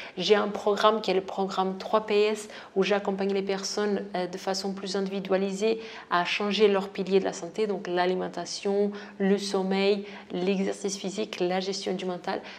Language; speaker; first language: French; non-native, fluent; Portuguese